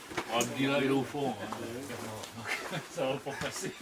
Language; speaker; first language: French; native; French